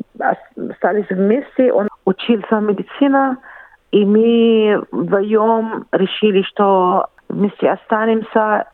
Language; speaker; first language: Russian; non-native, fluent; Arabic